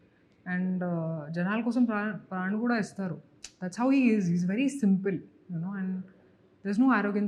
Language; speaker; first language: Telugu; non-native, local second language; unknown